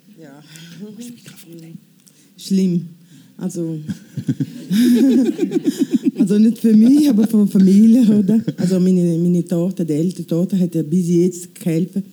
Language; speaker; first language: German; non-native, learner; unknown